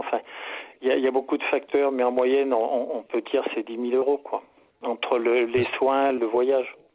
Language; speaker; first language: French; native; French